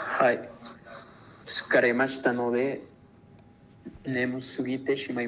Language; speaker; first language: Japanese; non-native, learner; Spanish